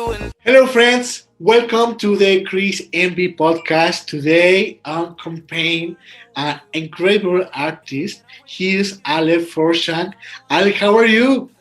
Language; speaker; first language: English; non-native, learner; Spanish